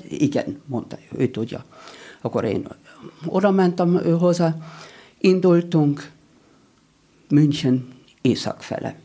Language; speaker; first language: Hungarian; early bilingual, heritage; German